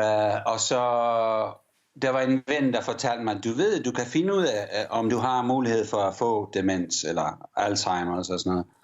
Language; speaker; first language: Danish; early bilingual, heritage; English